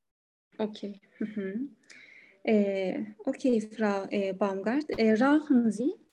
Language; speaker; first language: German; non-native, learner; Turkish